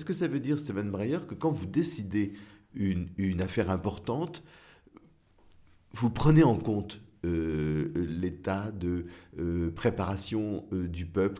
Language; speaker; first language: French; native; French